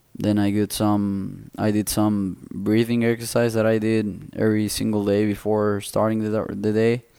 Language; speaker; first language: English; non-native, fluent; Spanish